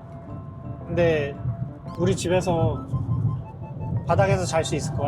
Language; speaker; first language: Korean; native; Korean